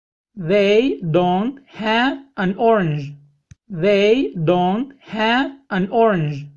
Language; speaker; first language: English; non-native, fluent; Spanish